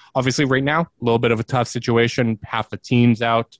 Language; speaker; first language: English; native; English